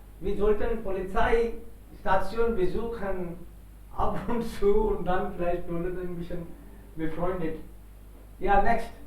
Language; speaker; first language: German; non-native, fluent; Hindi